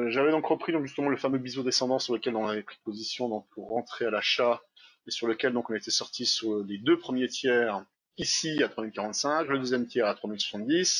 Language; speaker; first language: French; native; French